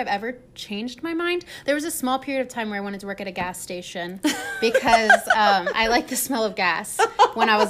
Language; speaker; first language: English; native; English